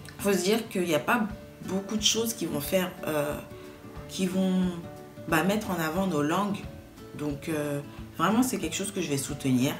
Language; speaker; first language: French; native; French